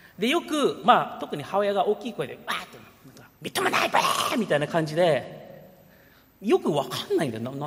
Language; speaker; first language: Japanese; early bilingual, heritage; Japanese